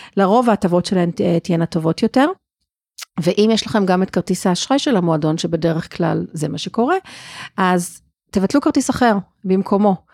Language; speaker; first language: Hebrew; non-native, fluent; English